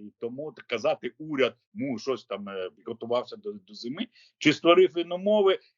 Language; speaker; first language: Ukrainian; native; Ukrainian